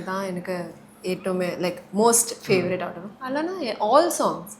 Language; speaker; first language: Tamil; early bilingual, heritage; Tamil